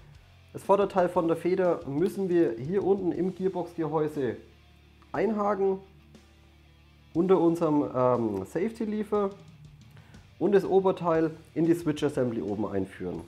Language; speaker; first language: German; native; German